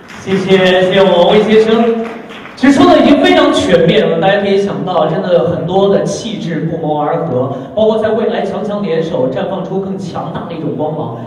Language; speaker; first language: Chinese; native; Chinese